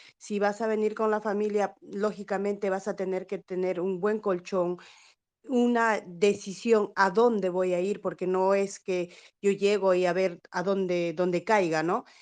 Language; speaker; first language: Spanish; native; Spanish